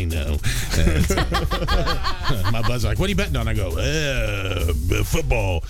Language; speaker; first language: English; native; English